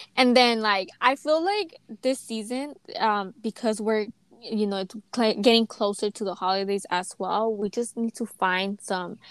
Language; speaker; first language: English; native; English